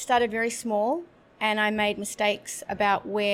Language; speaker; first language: English; native; English